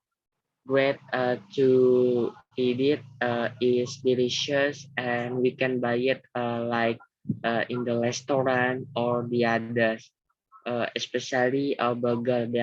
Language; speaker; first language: English; non-native, learner; Indonesian